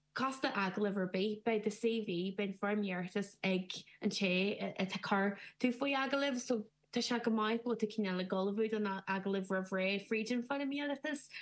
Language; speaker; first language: Irish; native; Irish